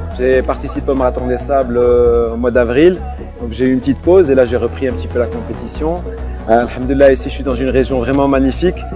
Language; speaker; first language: French; non-native, local second language; Arabic